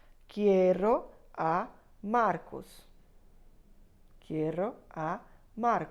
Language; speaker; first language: Spanish; non-native, fluent; Portuguese